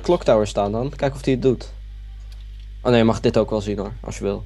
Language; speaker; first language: Dutch; native; Dutch